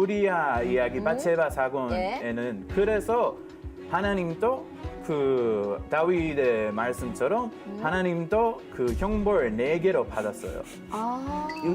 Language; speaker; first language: Korean; non-native, fluent; Hebrew